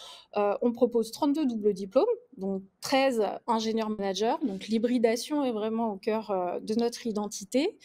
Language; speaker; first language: French; native; French